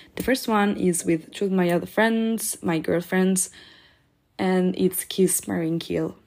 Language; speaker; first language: English; non-native, fluent; Italian